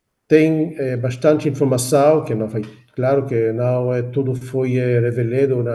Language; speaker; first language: Portuguese; non-native, fluent; Hebrew